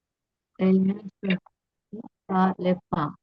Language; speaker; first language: French; non-native, learner; English